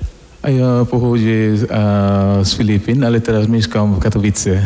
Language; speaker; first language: Polish; non-native, learner; Filipino